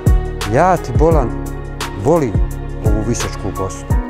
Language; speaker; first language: Serbian; native; Serbian